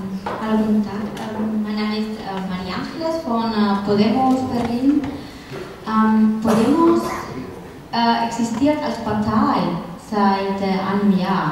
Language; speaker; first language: German; non-native, fluent; Spanish